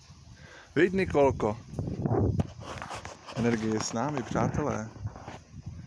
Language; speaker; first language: Czech; native; Czech